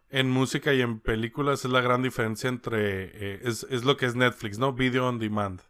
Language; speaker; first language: Spanish; native; Spanish